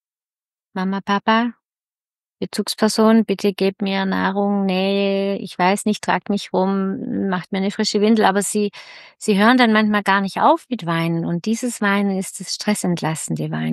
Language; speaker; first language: German; native; German